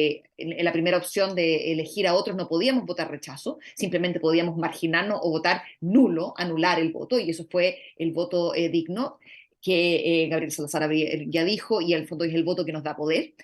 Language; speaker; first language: Spanish; native; Spanish